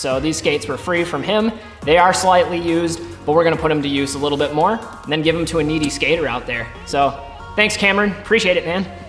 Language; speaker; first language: English; native; English